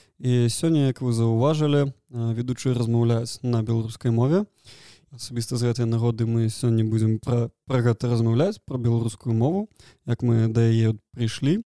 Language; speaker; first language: Belarusian; non-native, local second language; Russian